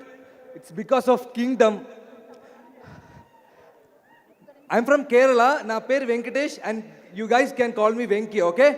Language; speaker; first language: Telugu; non-native, learner; Malayalam